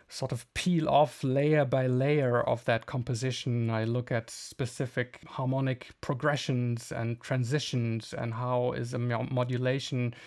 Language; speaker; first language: English; non-native, fluent; German